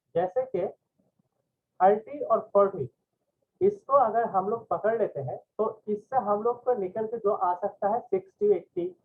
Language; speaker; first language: Hindi; non-native, local second language; Bangla